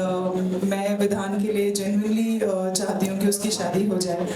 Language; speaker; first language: Hindi; native; Hindi